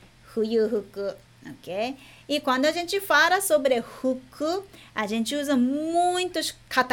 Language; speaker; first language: Portuguese; non-native, fluent; Japanese